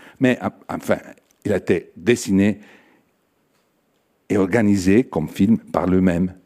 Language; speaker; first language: French; non-native, fluent; Italian